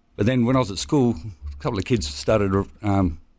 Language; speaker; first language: English; native; English